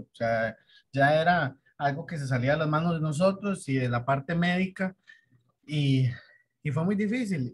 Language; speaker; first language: Spanish; native; Spanish